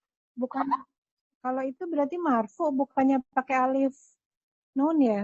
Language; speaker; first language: Indonesian; native; Indonesian